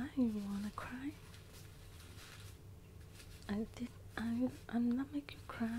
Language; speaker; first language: English; non-native, learner; Cantonese